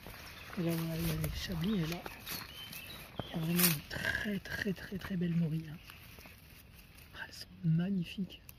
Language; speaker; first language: French; native; French